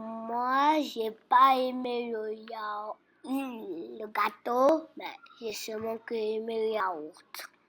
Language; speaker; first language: French; non-native, learner; Portuguese